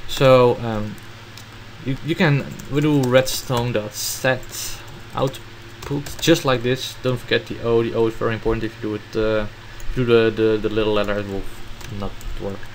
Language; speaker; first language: English; non-native, fluent; Dutch